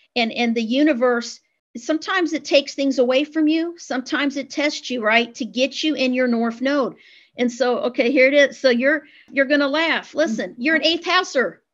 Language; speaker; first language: English; native; English